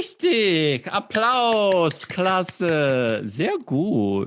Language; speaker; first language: German; non-native, fluent; English